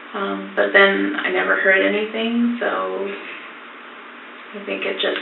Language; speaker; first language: English; native; English